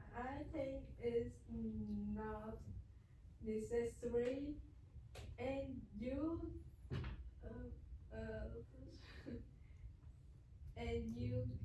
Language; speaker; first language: English; non-native, learner; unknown